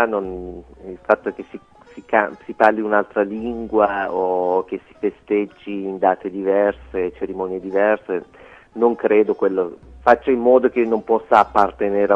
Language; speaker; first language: Italian; non-native, fluent; Persian